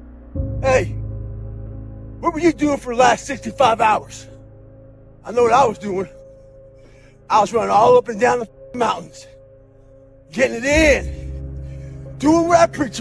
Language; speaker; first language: English; native; English